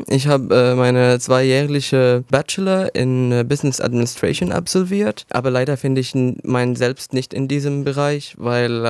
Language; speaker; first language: German; non-native, learner; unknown